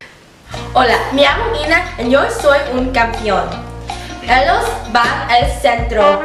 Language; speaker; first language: Spanish; non-native, learner; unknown